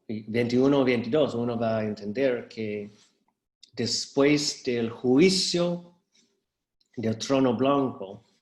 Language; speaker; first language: Spanish; non-native, fluent; English